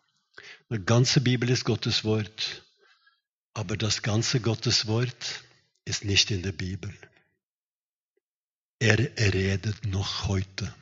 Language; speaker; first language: German; non-native, fluent; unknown